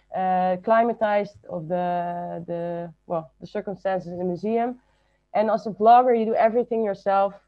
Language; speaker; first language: English; non-native, fluent; Dutch